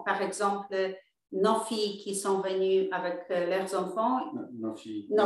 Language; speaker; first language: French; non-native, fluent; Polish